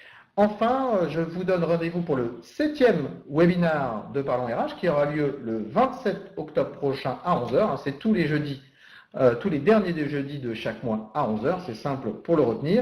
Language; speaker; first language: French; native; French